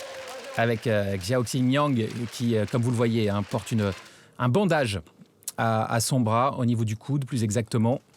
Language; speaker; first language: French; native; French